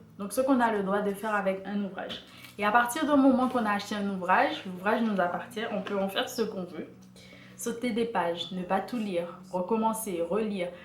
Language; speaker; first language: French; native; French